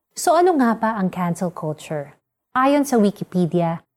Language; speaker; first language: English; non-native, local second language; Filipino